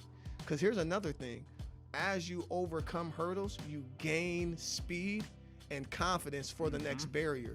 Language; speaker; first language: English; native; English